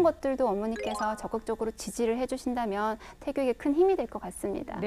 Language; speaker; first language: Korean; native; Korean